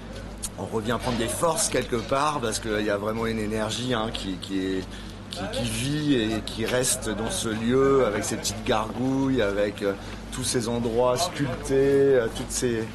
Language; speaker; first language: French; native; French